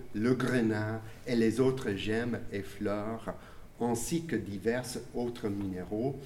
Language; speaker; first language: French; non-native, fluent; English